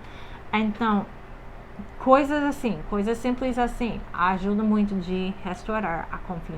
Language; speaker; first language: Portuguese; non-native, fluent; English